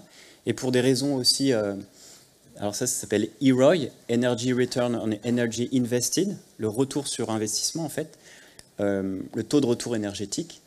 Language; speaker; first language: French; native; French